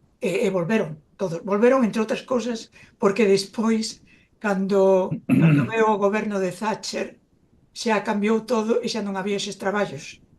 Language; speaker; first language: Galician; native; Galician